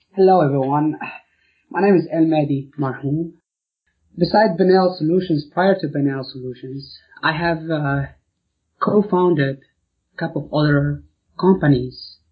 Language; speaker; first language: English; non-native, fluent; Arabic